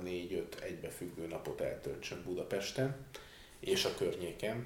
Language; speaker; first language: Hungarian; native; Hungarian